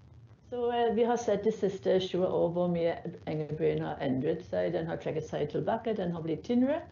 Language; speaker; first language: Norwegian; non-native, fluent; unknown